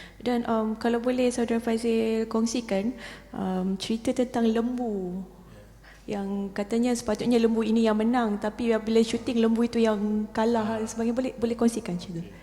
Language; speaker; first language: Malay; native; Malay